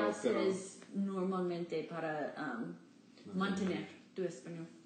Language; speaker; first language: Spanish; non-native, learner; English